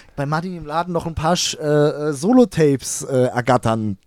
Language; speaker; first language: German; native; German